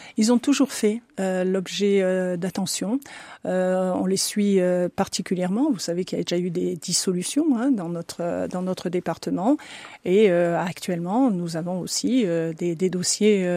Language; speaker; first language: French; native; French